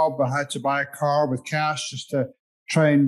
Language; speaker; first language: English; native; English